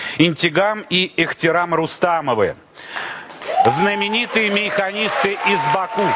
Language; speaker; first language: Russian; native; Russian